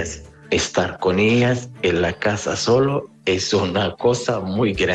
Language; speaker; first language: Spanish; non-native, learner; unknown